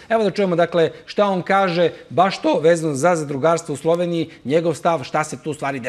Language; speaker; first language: Serbian; native; Serbian